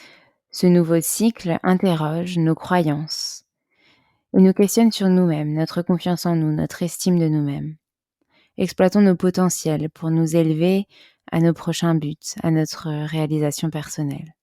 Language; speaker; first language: French; native; French